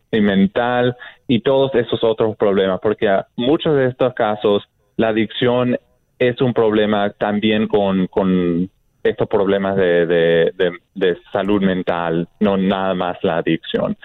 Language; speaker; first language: Spanish; non-native, fluent; English